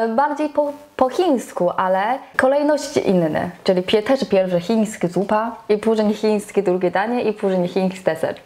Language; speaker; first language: Polish; non-native, learner; Chinese